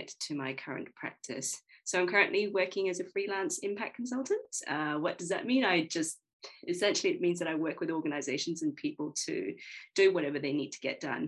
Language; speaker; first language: English; native; English